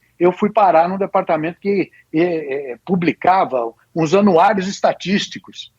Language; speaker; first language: Portuguese; native; Portuguese